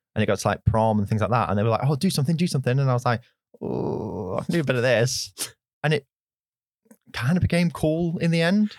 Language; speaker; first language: English; native; English